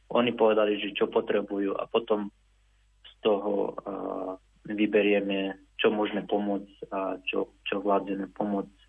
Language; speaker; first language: Slovak; non-native, fluent; Arabic